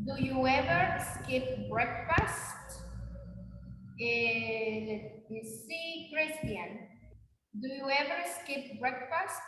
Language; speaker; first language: English; non-native, learner; Spanish